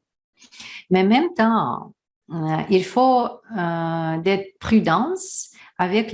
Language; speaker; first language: French; non-native, learner; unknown